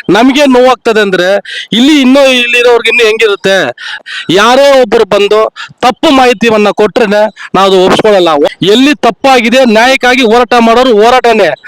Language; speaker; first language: Kannada; native; Kannada